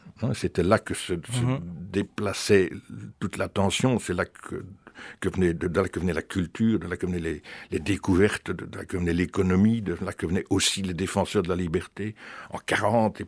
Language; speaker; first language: French; native; French